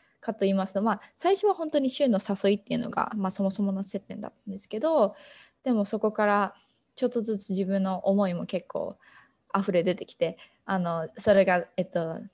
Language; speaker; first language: Japanese; native; Japanese